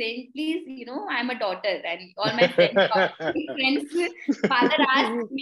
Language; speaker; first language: English; non-native, local second language; Hindi